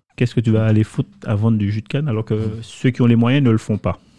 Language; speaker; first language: French; native; French